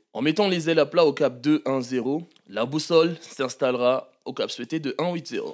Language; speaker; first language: French; non-native, local second language; Malagasy